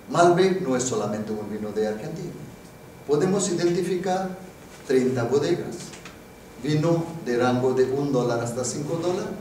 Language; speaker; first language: Spanish; non-native, fluent; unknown